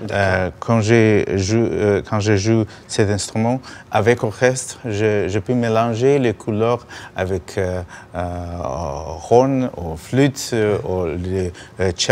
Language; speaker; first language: French; non-native, learner; Russian